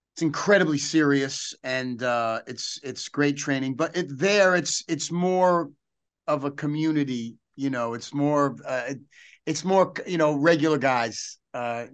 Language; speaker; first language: English; native; English